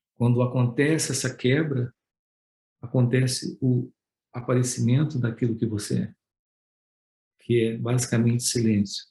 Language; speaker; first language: Portuguese; native; Portuguese